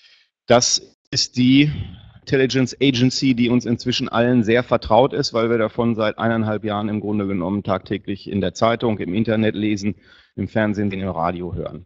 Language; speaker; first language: German; native; German